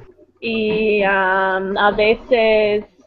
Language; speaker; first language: Spanish; non-native, learner; English